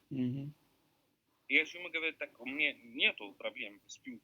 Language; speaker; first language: Russian; non-native, learner; Arabic